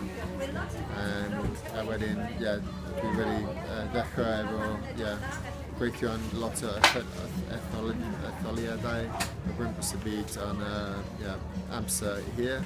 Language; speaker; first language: Welsh; non-native, learner; English